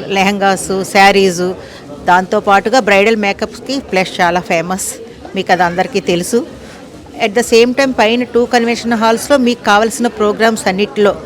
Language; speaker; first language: Telugu; native; Telugu